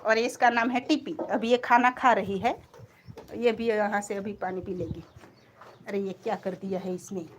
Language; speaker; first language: Hindi; non-native, local second language; Gujarati